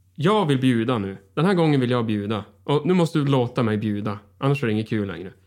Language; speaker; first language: Swedish; native; Swedish